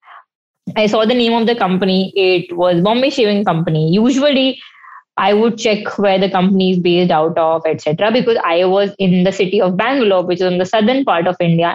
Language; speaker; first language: English; non-native, local second language; Hindi